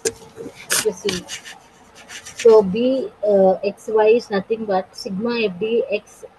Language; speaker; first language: English; non-native, local second language; Telugu